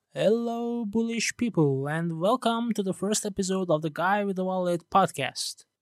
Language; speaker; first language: English; non-native, fluent; Persian